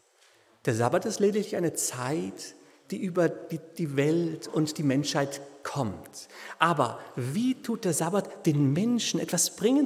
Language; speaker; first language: German; native; German